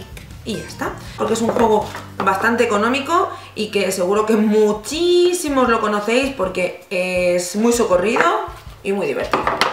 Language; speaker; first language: Spanish; native; Spanish